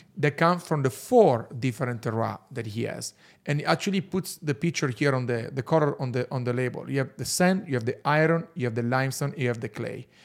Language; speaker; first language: English; non-native, fluent; Italian